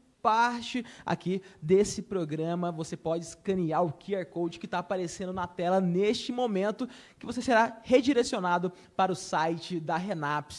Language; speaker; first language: Portuguese; native; Portuguese